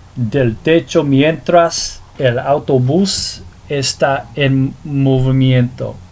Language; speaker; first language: Spanish; non-native, learner; English